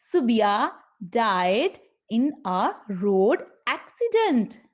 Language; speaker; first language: English; non-native, local second language; Punjabi